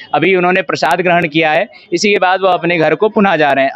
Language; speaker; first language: Hindi; native; Hindi